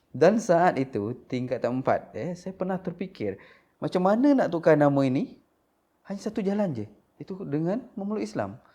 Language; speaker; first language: Malay; non-native, local second language; Iban